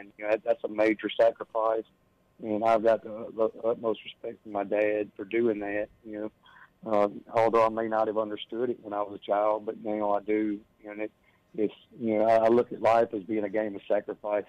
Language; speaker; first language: English; native; English